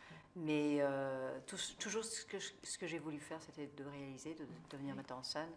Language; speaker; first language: French; non-native, fluent; English